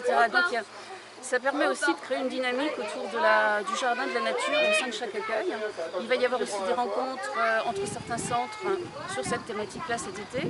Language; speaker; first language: French; native; French